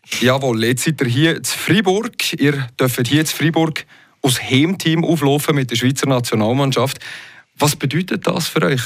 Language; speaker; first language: German; native; German